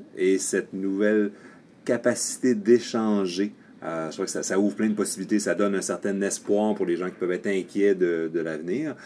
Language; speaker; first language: French; native; French